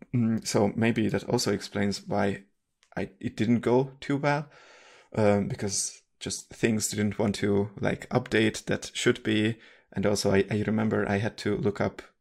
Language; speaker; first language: English; non-native, fluent; Hungarian